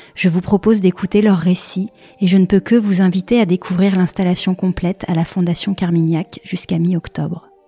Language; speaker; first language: French; native; French